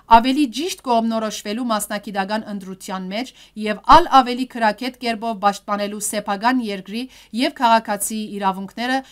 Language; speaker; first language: Armenian; early bilingual, heritage; Armenian